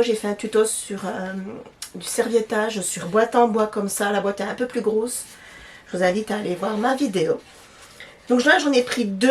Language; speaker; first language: French; native; French